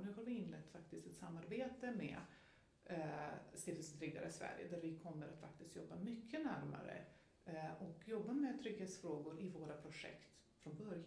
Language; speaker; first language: Swedish; non-native, fluent; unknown